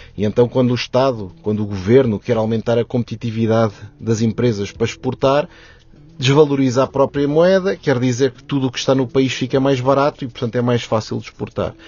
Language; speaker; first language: Portuguese; native; Portuguese